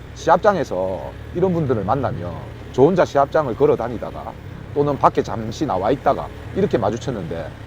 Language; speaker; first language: Korean; native; Korean